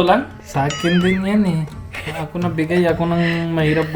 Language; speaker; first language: Filipino; non-native, learner; Punjabi